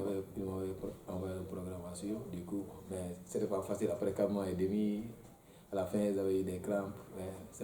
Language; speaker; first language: French; non-native, local second language; Bambara